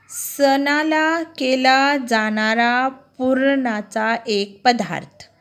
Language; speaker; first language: Marathi; non-native, local second language; Urdu